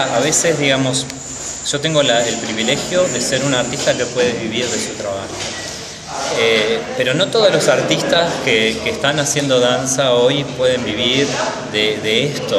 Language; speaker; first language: Spanish; native; Spanish